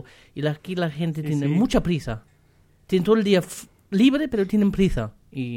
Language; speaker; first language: Spanish; non-native, learner; German